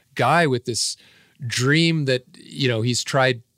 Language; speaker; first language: English; native; English